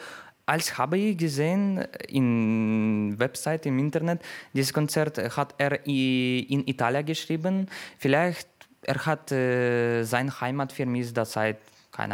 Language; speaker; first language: German; non-native, learner; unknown